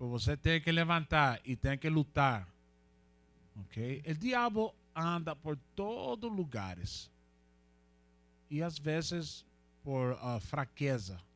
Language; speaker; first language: Portuguese; non-native, learner; Spanish